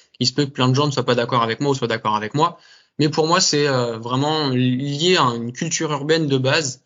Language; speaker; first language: French; native; French